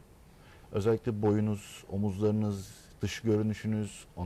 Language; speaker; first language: Turkish; native; Turkish